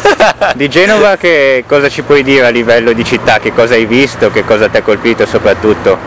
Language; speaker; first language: Italian; native; Italian